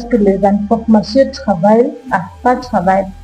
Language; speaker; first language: French; non-native, learner; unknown